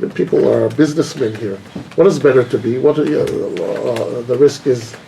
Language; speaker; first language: English; non-native, fluent; Hebrew